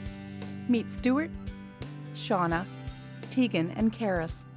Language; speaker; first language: English; native; English